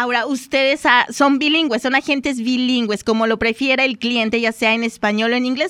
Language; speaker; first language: Spanish; native; Spanish